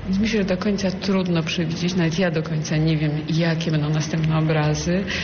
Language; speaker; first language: Polish; early bilingual, heritage; Polish